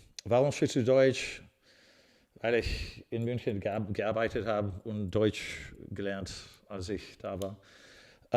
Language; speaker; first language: German; non-native, learner; English